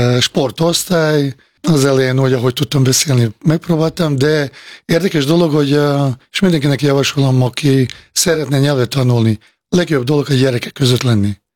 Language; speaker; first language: Hungarian; non-native, fluent; Bosnian